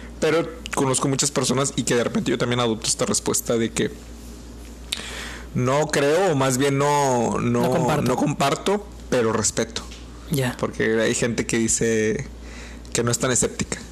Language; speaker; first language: Spanish; native; Spanish